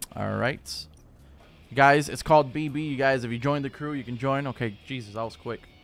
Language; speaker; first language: English; native; English